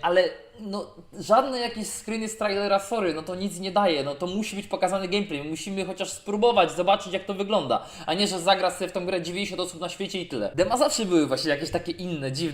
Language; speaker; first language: Polish; native; Polish